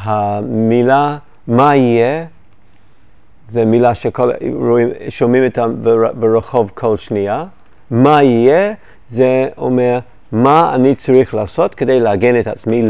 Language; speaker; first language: Hebrew; non-native, fluent; English